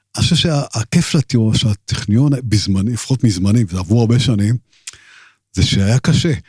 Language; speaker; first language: Hebrew; native; Hebrew